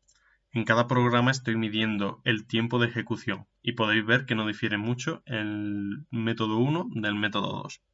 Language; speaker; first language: Spanish; native; Spanish